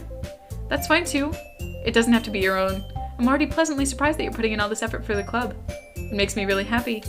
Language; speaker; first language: English; native; English